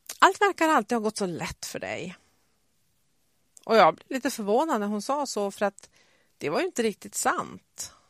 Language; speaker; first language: Swedish; native; Swedish